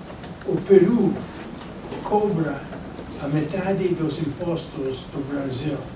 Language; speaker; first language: Portuguese; non-native, fluent; Spanish